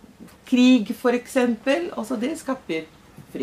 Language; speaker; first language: Norwegian; non-native, fluent; Portuguese